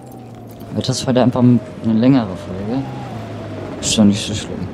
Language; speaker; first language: German; native; German